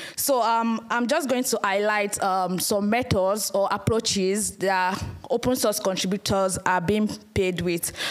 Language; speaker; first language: English; non-native, local second language; Yoruba